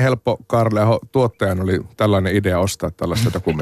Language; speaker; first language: Finnish; native; Finnish